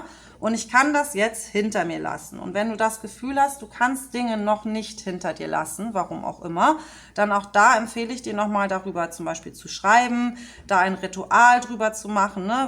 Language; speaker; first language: German; native; German